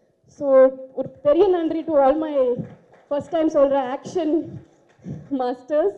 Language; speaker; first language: Tamil; non-native, fluent; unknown